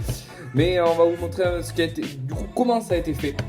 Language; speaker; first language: French; native; French